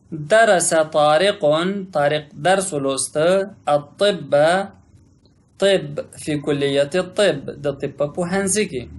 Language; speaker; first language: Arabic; non-native, fluent; Pashto